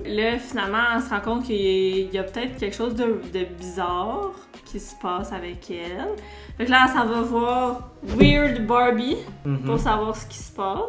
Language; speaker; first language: French; native; French